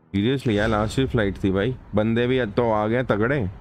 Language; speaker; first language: Hindi; native; Hindi